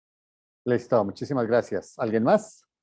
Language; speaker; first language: Spanish; native; Spanish